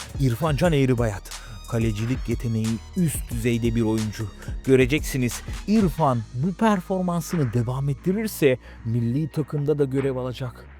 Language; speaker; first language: Turkish; native; Turkish